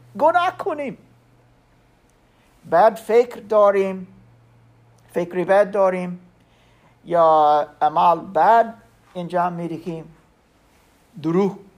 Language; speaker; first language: Persian; non-native, learner; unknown